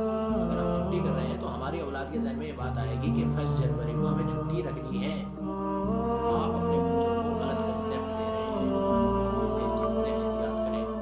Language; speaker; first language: Urdu; native; Urdu